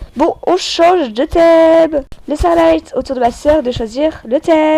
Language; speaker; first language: French; native; French